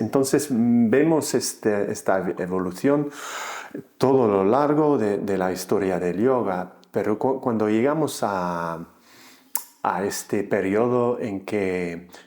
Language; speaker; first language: Spanish; non-native, fluent; English